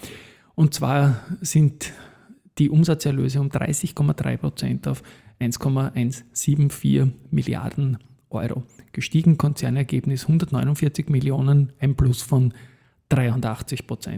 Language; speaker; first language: German; native; German